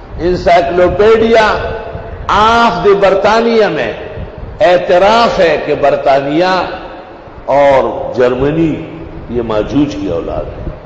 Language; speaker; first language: Urdu; non-native, local second language; Pashto